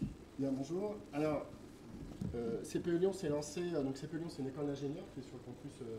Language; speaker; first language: French; native; French